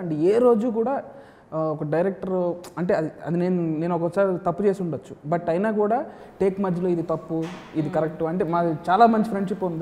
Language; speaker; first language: Telugu; native; Telugu